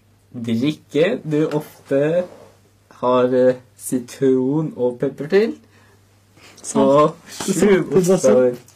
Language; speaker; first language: Norwegian; native; Norwegian